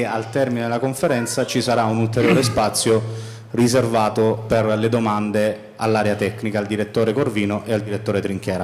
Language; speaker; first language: Italian; native; Italian